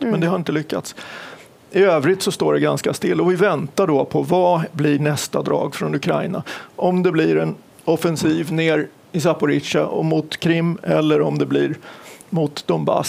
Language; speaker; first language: Swedish; native; Swedish